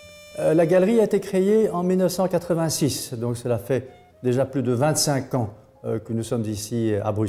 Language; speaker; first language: French; native; French